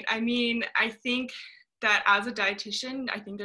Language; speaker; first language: English; native; English